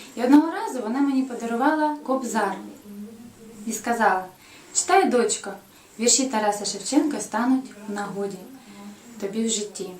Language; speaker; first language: Ukrainian; native; Ukrainian